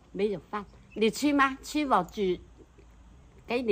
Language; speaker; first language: Chinese; non-native, local second language; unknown